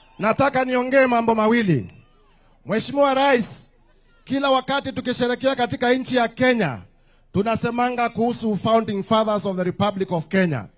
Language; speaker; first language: Swahili; non-native, local second language; Kamba